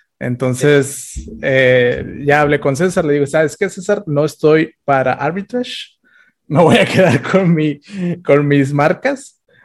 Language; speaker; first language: Spanish; native; Spanish